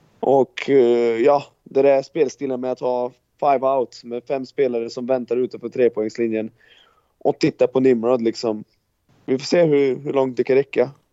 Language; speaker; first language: Swedish; non-native, fluent; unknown